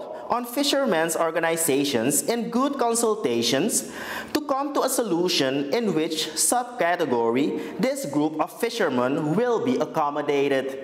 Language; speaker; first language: English; non-native, local second language; Dutch